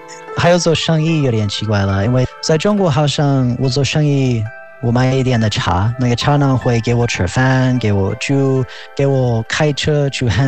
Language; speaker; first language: Chinese; non-native, fluent; English